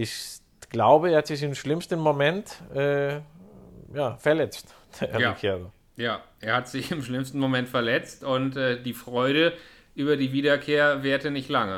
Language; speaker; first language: German; native; German